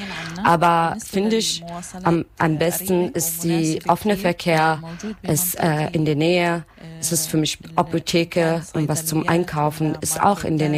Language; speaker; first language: German; non-native, learner; Arabic